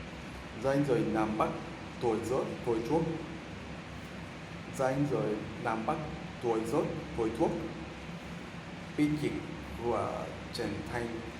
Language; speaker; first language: Vietnamese; non-native, learner; Japanese